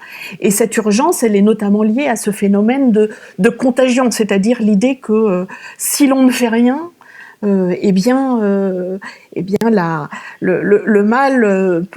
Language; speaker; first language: French; native; French